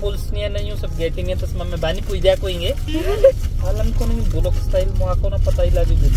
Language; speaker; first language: Filipino; non-native, learner; Punjabi